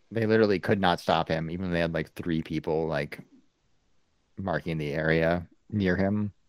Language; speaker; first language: English; native; English